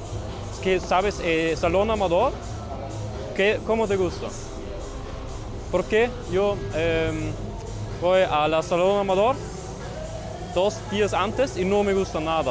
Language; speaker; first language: Spanish; non-native, learner; German